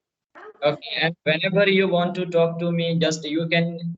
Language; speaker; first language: English; non-native, fluent; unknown